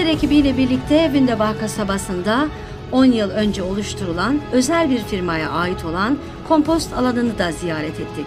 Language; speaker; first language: Turkish; native; Turkish